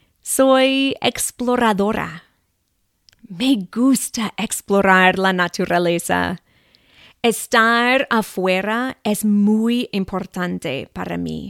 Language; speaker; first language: Spanish; non-native, fluent; English